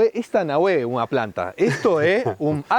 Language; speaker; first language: Portuguese; non-native, learner; Spanish